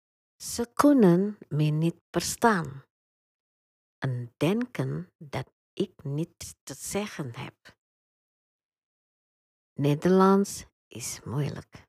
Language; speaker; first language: Dutch; non-native, learner; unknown